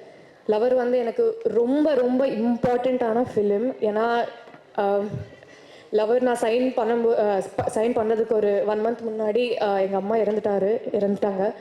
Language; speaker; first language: Tamil; non-native, learner; Telugu